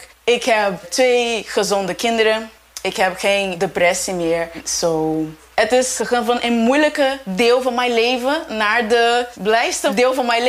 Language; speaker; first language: Dutch; non-native, learner; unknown